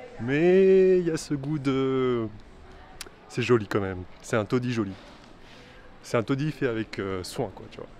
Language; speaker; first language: French; early bilingual, other home language; Chinese